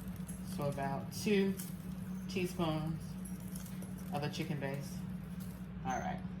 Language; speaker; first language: English; native; English